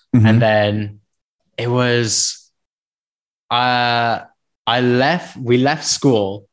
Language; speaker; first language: English; native; English